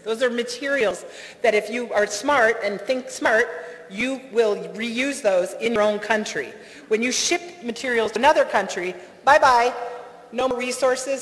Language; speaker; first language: English; native; English